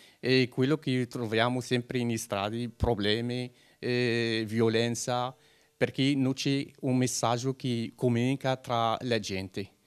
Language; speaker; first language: Italian; non-native, learner; Arabic